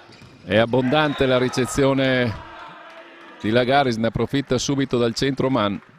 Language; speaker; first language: Italian; native; Italian